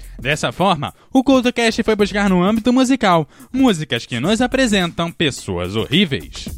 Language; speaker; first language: Portuguese; native; Portuguese